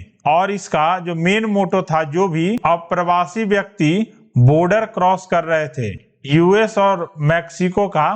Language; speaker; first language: Hindi; native; Hindi